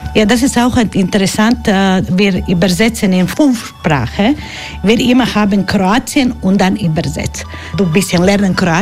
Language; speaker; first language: German; non-native, learner; Croatian